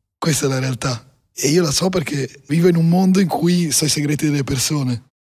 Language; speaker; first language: Italian; native; Italian